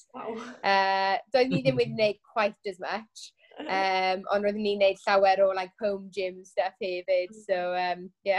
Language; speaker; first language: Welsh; non-native, local second language; English